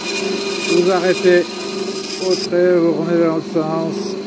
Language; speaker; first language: French; native; French